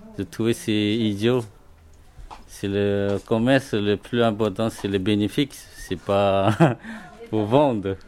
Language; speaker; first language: French; non-native, learner; Chinese